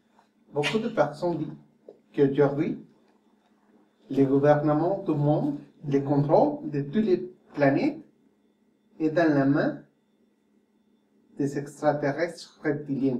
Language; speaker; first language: French; non-native, fluent; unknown